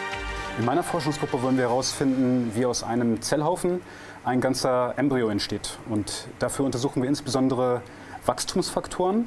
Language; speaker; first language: German; native; German